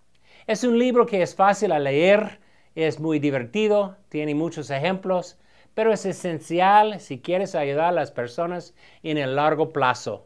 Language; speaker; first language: Spanish; non-native, fluent; English